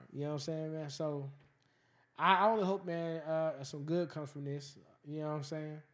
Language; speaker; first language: English; native; English